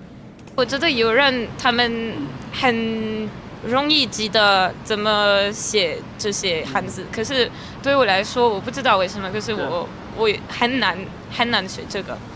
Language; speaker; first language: Chinese; non-native, fluent; French